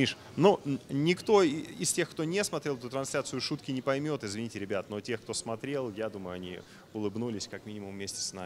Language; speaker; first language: Russian; native; Russian